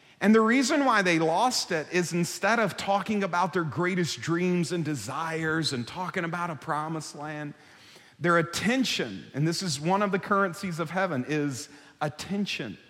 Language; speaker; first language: English; native; English